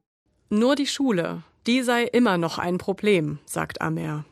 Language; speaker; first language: German; native; German